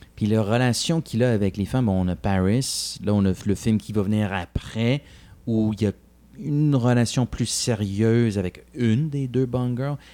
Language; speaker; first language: French; native; French